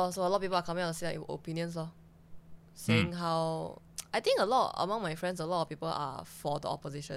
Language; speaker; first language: English; early bilingual, other home language; Chinese